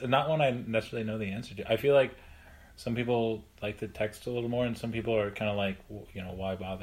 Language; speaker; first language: English; native; English